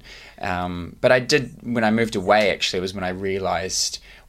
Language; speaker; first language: English; native; English